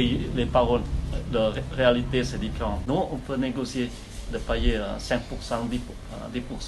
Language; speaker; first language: French; non-native, learner; Lao